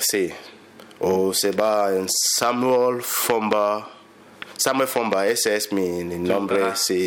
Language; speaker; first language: Spanish; non-native, learner; English